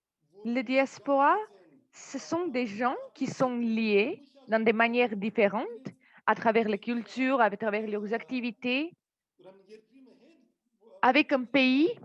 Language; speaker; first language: French; non-native, fluent; Armenian